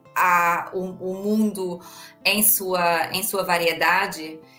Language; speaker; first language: Portuguese; non-native, fluent; German